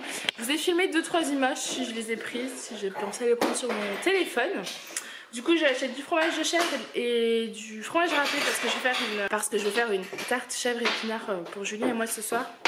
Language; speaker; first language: French; native; French